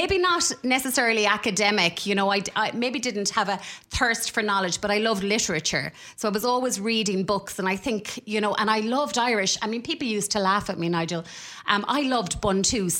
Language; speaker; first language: English; native; English